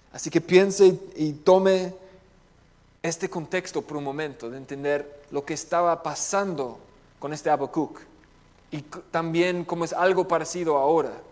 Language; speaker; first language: Spanish; non-native, fluent; English